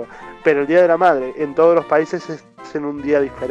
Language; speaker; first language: Spanish; native; Spanish